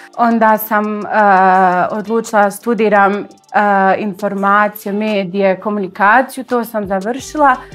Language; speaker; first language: Serbian; early bilingual, heritage; Bosnian